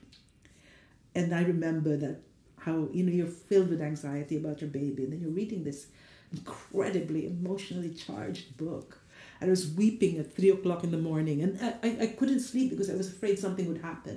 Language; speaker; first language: English; non-native, local second language; Filipino